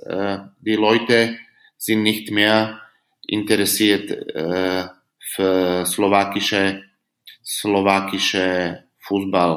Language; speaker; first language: German; non-native, fluent; Slovak